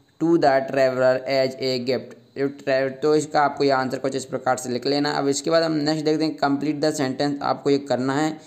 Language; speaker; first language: Hindi; native; Hindi